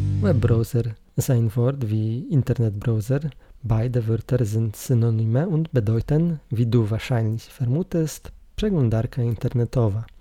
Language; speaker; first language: German; non-native, learner; Polish